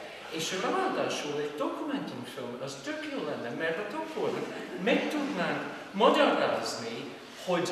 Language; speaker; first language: Hungarian; non-native, fluent; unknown